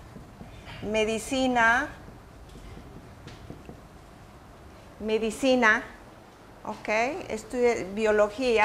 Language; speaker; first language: Spanish; native; Spanish